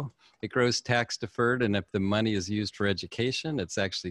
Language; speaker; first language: English; native; English